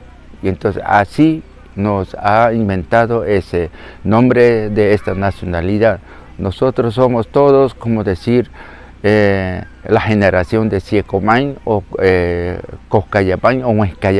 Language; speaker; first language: Spanish; non-native, local second language; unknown